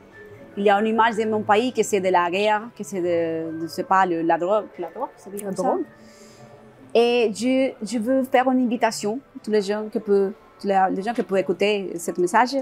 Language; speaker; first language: French; non-native, learner; Spanish